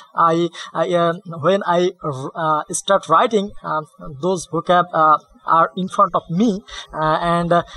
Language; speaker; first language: English; non-native, learner; Bangla